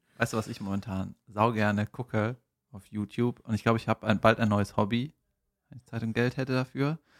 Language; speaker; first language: German; native; German